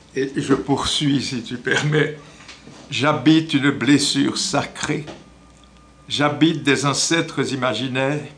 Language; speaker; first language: French; non-native, local second language; Haitian Creole